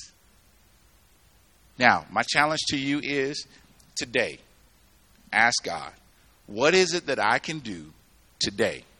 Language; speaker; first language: English; native; English